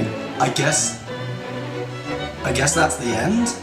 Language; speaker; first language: English; native; English